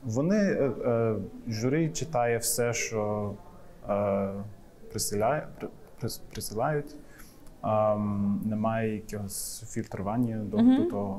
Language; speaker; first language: Ukrainian; non-native, fluent; English